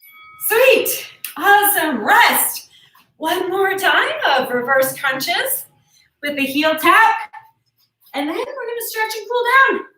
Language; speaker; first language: English; native; English